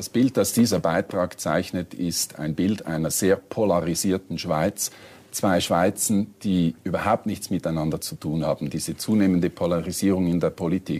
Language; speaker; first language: German; native; German